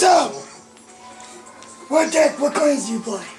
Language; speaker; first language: English; native; English